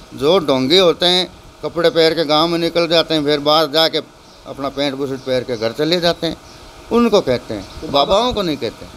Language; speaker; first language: Hindi; native; Hindi